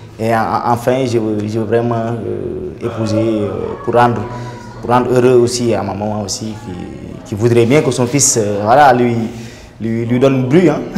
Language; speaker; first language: French; non-native, local second language; Wolof